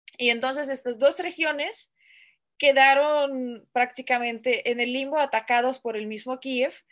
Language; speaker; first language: Spanish; non-native, fluent; Russian